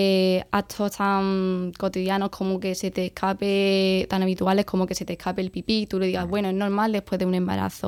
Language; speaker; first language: Spanish; native; Spanish